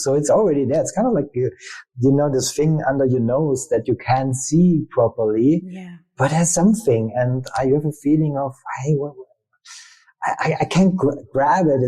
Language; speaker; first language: English; non-native, fluent; German